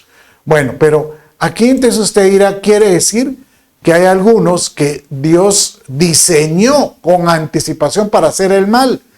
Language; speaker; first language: Spanish; native; Spanish